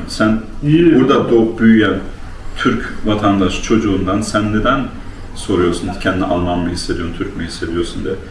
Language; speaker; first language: Turkish; early bilingual, heritage; Turkish